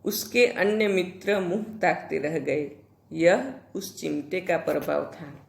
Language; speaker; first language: Hindi; non-native, local second language; Gujarati